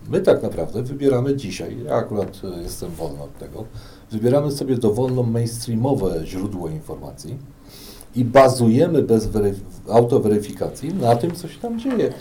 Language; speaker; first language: Polish; native; Polish